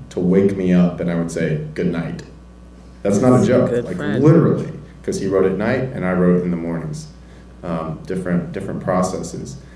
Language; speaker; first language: English; native; English